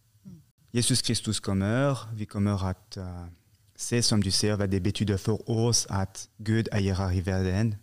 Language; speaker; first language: Swedish; non-native, fluent; French